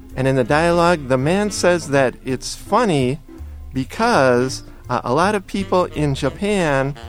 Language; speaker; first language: English; native; English